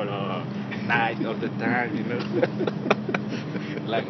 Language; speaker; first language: English; non-native, fluent; French